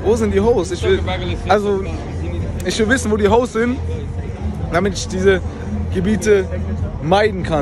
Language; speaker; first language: German; native; German